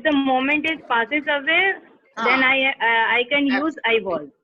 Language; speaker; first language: English; non-native, learner; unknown